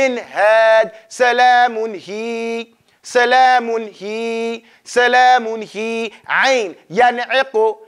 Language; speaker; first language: Arabic; non-native, fluent; English